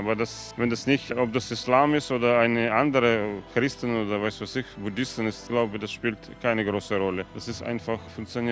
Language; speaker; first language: German; non-native, fluent; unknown